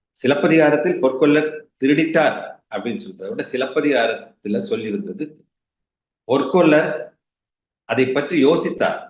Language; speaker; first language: Tamil; non-native, local second language; Malayalam